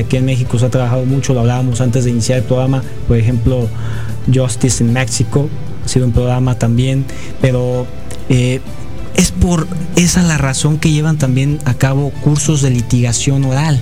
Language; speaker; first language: Spanish; native; Spanish